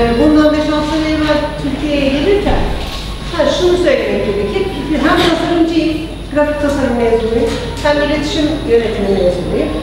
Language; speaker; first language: Turkish; early bilingual, heritage; Turkish